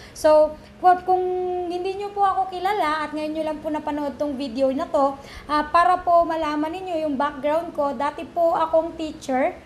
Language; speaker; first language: Filipino; non-native, local second language; Cebuano